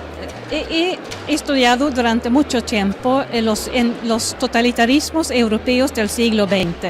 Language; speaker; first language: Spanish; non-native, fluent; Swedish